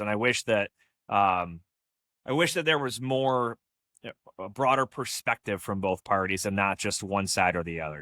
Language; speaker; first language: English; native; English